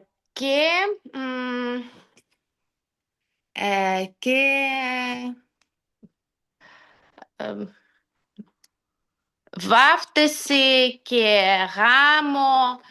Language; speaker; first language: Greek; non-native, learner; Russian